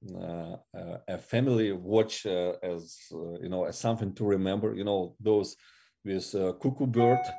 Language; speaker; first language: English; non-native, fluent; Russian